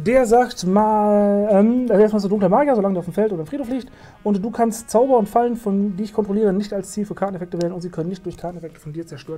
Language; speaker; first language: German; native; German